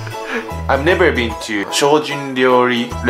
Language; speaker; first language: English; non-native, learner; Japanese